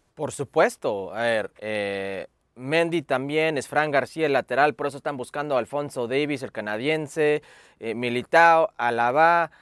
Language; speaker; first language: Spanish; early bilingual, heritage; Spanish